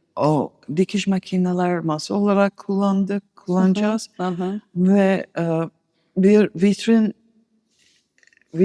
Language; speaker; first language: Turkish; non-native, fluent; English